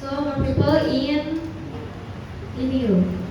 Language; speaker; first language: English; non-native, learner; Indonesian